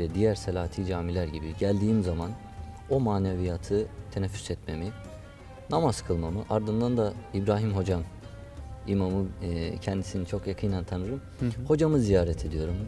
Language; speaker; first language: Turkish; native; Turkish